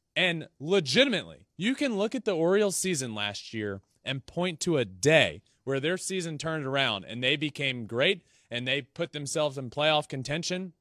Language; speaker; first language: English; native; English